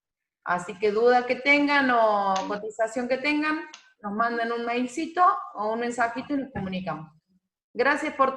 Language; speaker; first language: Spanish; native; Spanish